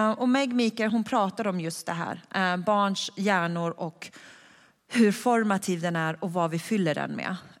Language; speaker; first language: Swedish; early bilingual, other home language; Persian